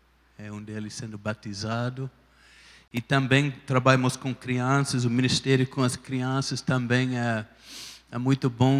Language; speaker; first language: Portuguese; non-native, fluent; English